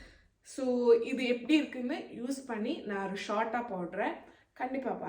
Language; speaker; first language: Tamil; non-native, local second language; Malayalam